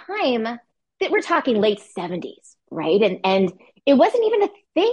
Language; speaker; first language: English; native; English